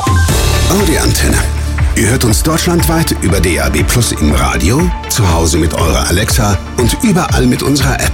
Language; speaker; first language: German; native; German